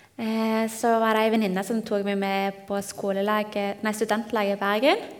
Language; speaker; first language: Norwegian; native; Norwegian